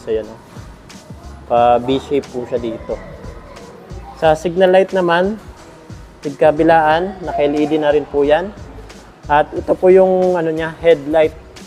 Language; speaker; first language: Filipino; native; Filipino